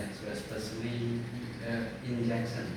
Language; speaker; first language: English; non-native, fluent; Indonesian